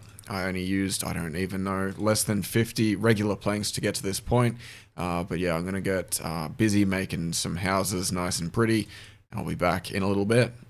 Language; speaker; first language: English; native; English